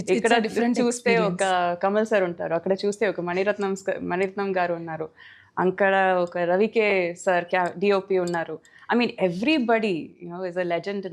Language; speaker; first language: Telugu; non-native, fluent; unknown